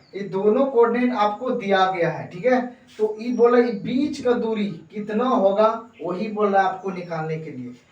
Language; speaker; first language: Hindi; native; Hindi